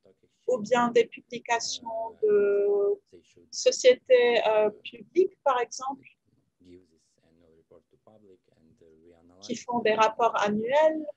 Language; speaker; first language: French; non-native, fluent; Ukrainian